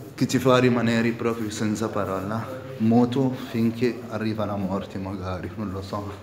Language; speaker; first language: Italian; non-native, fluent; Arabic